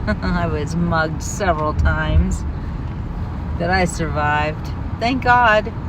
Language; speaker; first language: English; native; English